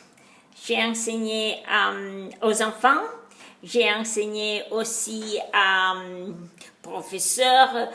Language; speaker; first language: French; non-native, learner; Italian